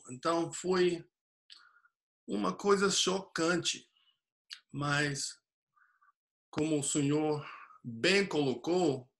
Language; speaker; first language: Portuguese; non-native, fluent; English